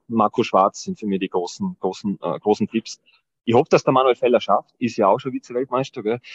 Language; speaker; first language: German; native; German